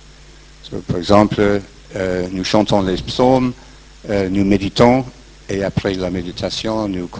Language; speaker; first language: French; non-native, fluent; English